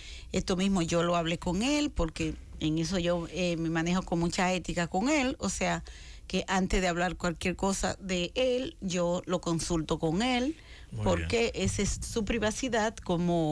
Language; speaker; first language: Spanish; native; Spanish